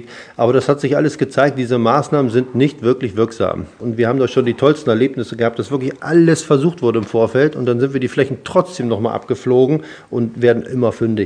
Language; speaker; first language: German; native; German